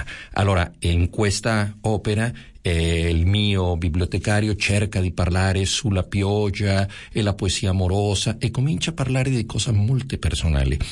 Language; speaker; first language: Italian; non-native, fluent; Spanish